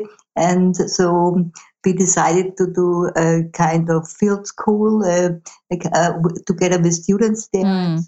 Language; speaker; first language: English; non-native, fluent; German